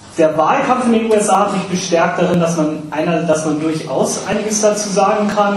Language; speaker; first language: German; early bilingual, other home language; English